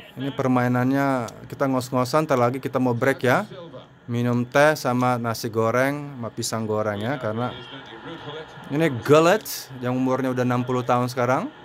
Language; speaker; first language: Indonesian; non-native, fluent; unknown